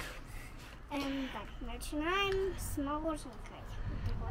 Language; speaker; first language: Russian; early bilingual, heritage; Russian